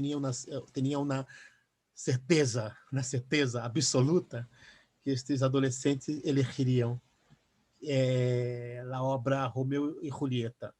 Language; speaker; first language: Spanish; non-native, fluent; Portuguese